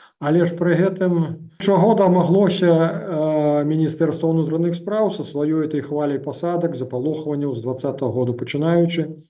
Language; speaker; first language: Belarusian; non-native, local second language; Russian